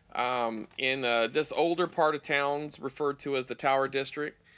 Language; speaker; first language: English; native; English